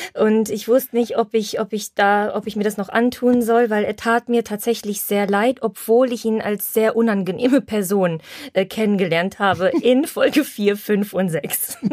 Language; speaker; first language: German; early bilingual, heritage; Polish